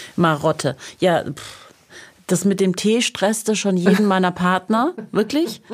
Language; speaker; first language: German; native; German